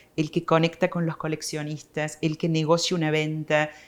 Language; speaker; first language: Spanish; native; Spanish